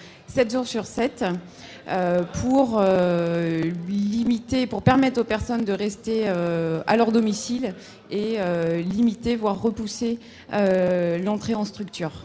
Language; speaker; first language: French; native; French